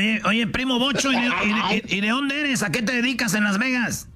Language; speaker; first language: Spanish; native; Spanish